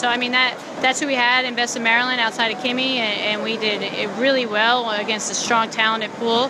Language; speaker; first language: English; native; English